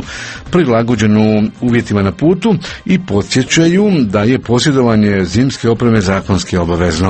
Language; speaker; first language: Croatian; native; Croatian